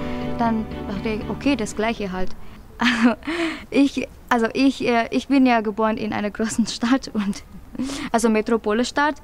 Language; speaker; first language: German; non-native, fluent; Indonesian